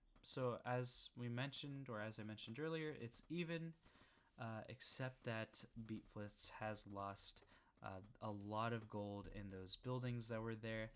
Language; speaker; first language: English; native; English